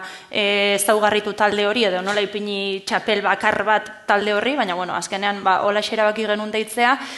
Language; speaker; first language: Basque; native; Basque